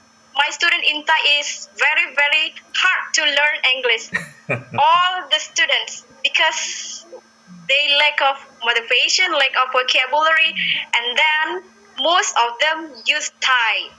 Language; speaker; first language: English; non-native, learner; Indonesian